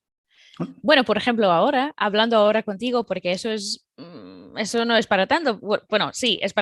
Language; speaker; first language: Spanish; non-native, fluent; English